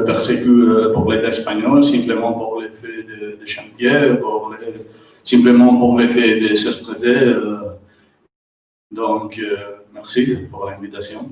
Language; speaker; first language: French; non-native, learner; Catalan